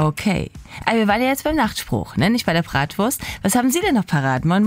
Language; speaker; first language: German; native; German